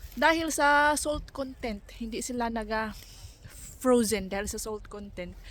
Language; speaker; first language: Filipino; non-native, local second language; Cebuano